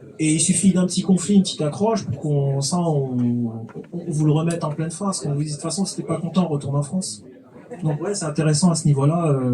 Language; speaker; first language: French; native; French